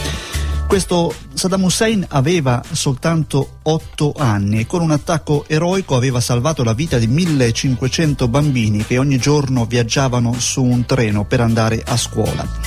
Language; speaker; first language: Italian; native; Italian